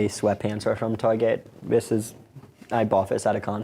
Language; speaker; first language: English; native; English